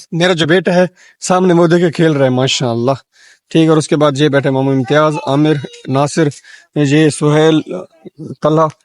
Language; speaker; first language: Urdu; non-native, local second language; Punjabi